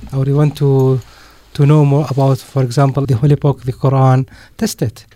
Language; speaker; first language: English; non-native, fluent; Arabic